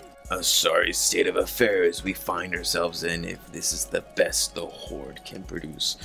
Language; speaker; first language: English; native; English